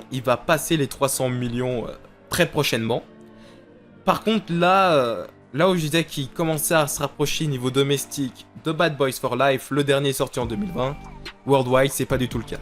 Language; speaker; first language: French; native; French